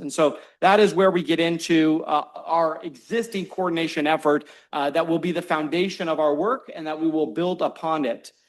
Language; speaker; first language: English; native; English